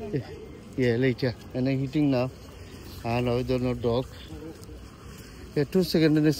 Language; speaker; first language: English; non-native, learner; Bangla